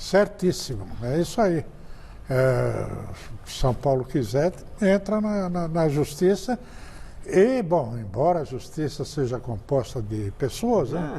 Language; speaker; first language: Portuguese; native; Portuguese